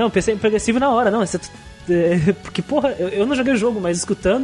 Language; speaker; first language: Portuguese; native; Portuguese